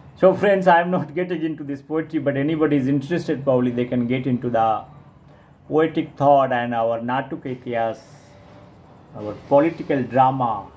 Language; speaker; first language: English; non-native, local second language; Bangla